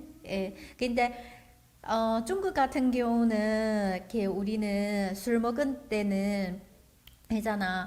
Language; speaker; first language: Korean; non-native, fluent; Chinese